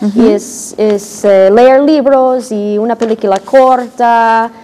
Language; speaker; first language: Spanish; non-native, fluent; English